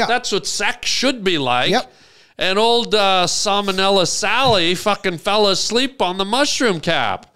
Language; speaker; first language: English; native; English